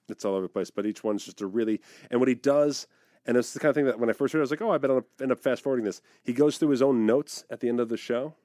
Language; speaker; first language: English; native; English